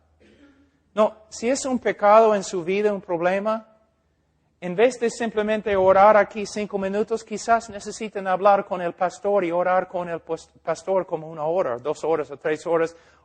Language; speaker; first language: Spanish; non-native, fluent; English